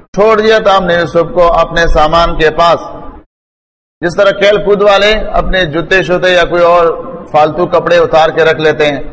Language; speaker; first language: Urdu; non-native, local second language; Pashto